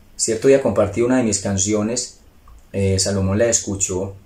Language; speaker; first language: Spanish; native; Spanish